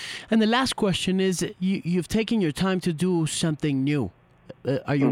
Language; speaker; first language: English; non-native, fluent; Spanish